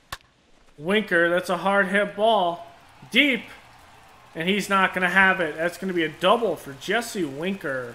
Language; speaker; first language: English; native; English